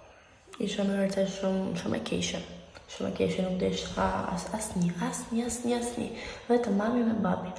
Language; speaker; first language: Albanian; early bilingual, heritage; Albanian